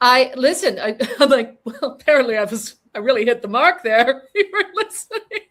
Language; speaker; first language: English; native; English